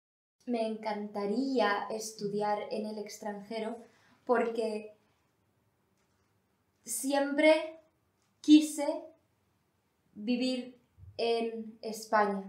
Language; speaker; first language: Spanish; non-native, learner; English